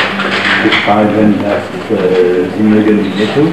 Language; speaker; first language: German; non-native, fluent; French